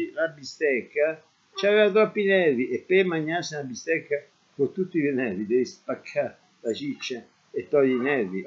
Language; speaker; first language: Italian; native; Italian